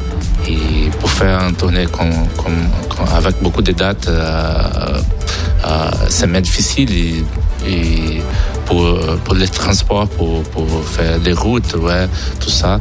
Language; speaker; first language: French; non-native, learner; Portuguese